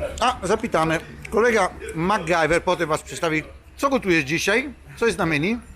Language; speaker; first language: Polish; non-native, fluent; Italian